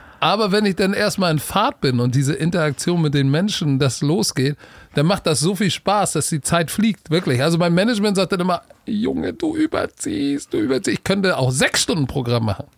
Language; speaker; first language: German; native; German